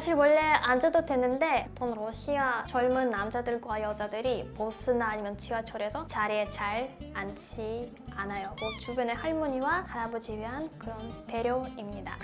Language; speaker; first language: Korean; non-native, fluent; Russian